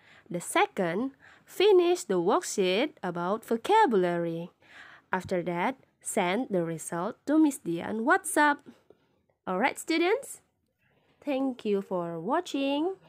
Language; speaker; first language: English; non-native, fluent; Indonesian